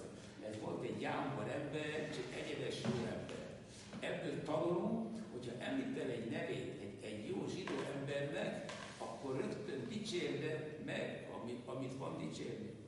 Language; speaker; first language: Hungarian; non-native, local second language; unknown